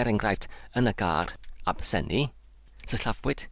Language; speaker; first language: Welsh; non-native, learner; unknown